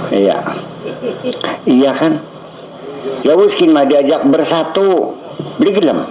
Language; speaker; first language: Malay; non-native, local second language; Javanese